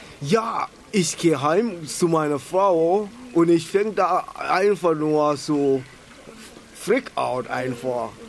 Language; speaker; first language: German; non-native, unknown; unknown